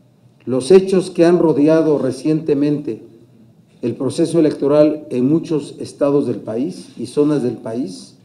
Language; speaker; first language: Spanish; native; Spanish